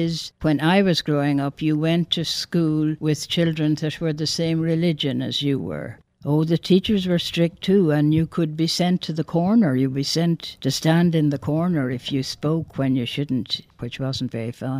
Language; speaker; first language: English; native; English